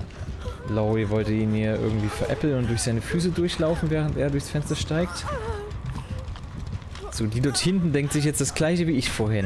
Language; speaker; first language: German; native; German